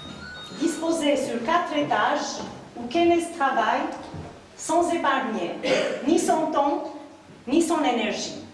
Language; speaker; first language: French; native; French